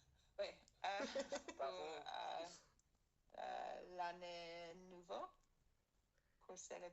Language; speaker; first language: French; non-native, learner; English